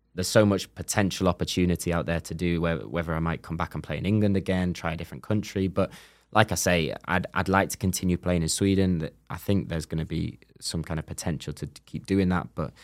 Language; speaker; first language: English; native; English